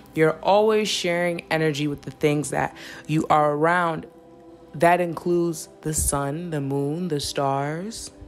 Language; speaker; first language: English; native; English